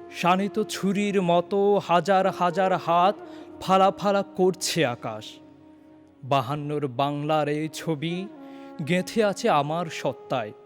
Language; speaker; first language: Bangla; native; Bangla